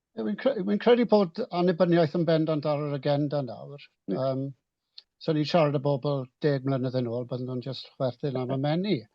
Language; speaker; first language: Welsh; non-native, local second language; English